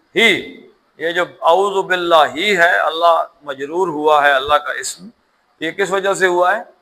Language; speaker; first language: Urdu; non-native, local second language; Punjabi